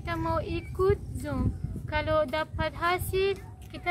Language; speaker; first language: Indonesian; non-native, learner; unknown